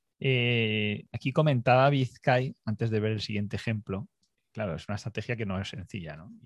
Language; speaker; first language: Spanish; native; Spanish